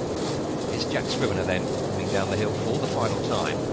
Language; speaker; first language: English; native; English